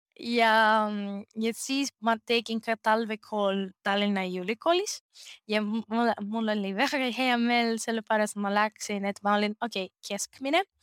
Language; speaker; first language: Estonian; non-native, learner; Greek